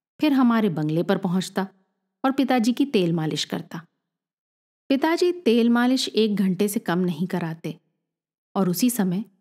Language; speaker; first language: Hindi; native; Hindi